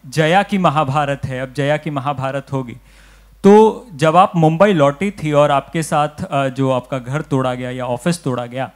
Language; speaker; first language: Hindi; native; Hindi